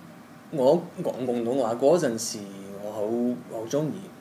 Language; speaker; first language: Cantonese; non-native, learner; English